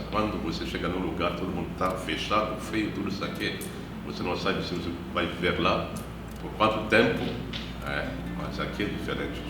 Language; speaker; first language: Portuguese; non-native, fluent; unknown